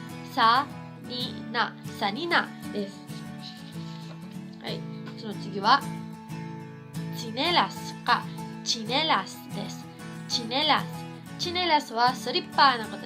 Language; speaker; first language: Japanese; non-native, fluent; Cebuano